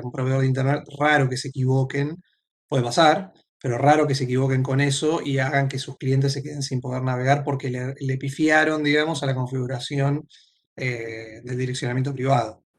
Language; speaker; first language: Spanish; native; Spanish